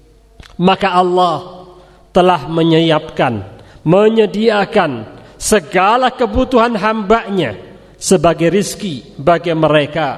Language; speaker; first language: Indonesian; native; Indonesian